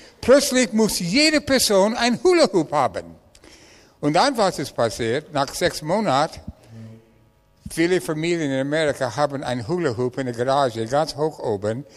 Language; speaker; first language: German; non-native, learner; English